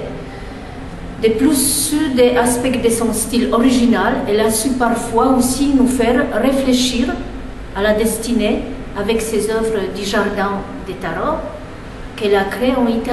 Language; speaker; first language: French; non-native, fluent; Polish